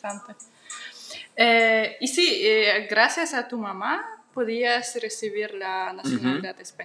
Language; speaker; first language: Spanish; non-native, fluent; Russian